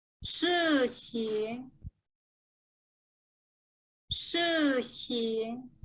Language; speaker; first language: Chinese; non-native, fluent; Thai